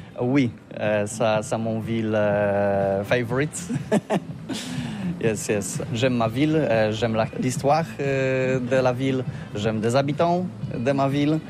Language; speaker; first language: French; non-native, learner; Polish